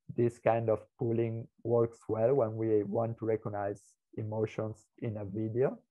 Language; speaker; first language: English; non-native, fluent; Italian